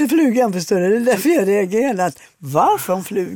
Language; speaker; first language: Swedish; native; Swedish